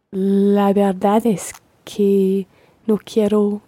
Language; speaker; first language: Spanish; non-native, learner; English